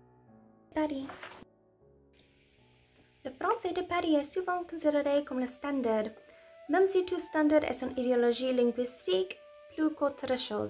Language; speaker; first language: French; non-native, learner; English